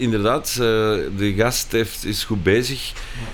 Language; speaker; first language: Dutch; non-native, fluent; Spanish